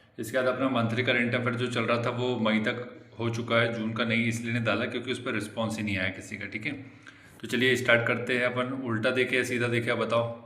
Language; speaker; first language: Hindi; native; Hindi